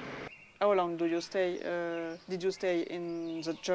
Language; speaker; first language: English; non-native, learner; French